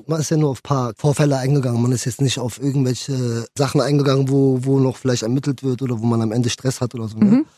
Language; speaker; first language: German; early bilingual, other home language; Kurdish